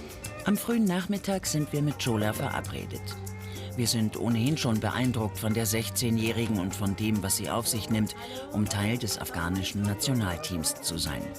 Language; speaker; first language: German; native; German